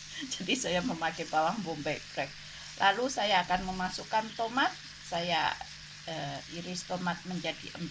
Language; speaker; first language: Indonesian; native; Indonesian